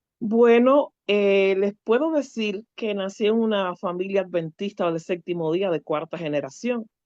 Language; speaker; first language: Spanish; native; Spanish